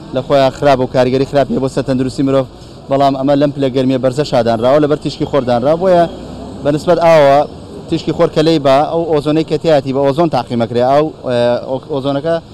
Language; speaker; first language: Central Kurdish; native; Central Kurdish